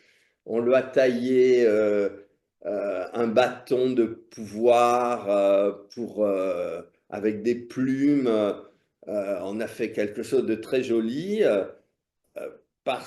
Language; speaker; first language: French; native; French